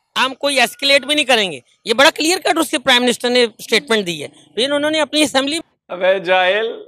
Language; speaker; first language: Hindi; native; Hindi